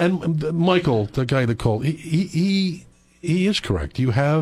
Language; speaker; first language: English; native; English